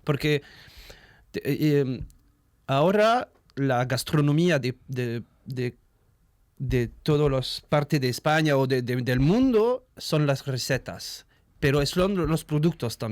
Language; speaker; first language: Spanish; non-native, learner; French